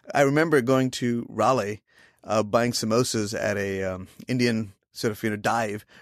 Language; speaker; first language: English; non-native, local second language; Hindi